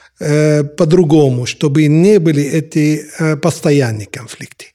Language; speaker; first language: Russian; non-native, fluent; Arabic